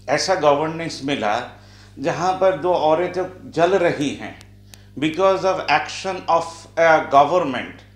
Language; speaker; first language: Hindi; non-native, local second language; Bangla